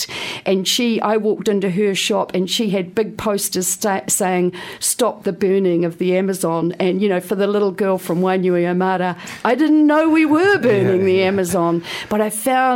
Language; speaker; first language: English; native; English